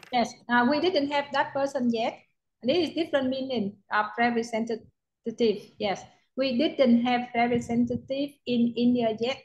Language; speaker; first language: English; non-native, learner; Vietnamese